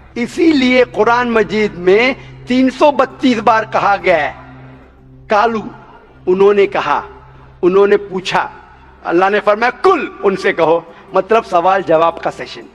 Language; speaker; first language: Hindi; non-native, local second language; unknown